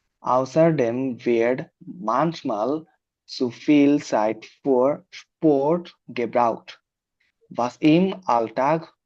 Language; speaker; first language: German; non-native, learner; Bangla